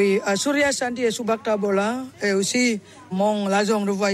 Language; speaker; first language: French; non-native, learner; Balinese